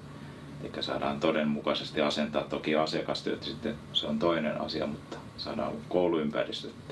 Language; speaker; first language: Finnish; native; Finnish